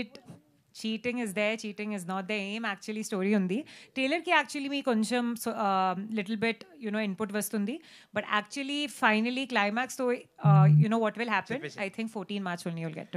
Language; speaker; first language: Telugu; non-native, learner; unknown